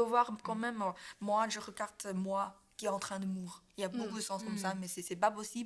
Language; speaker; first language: French; non-native, learner; Chinese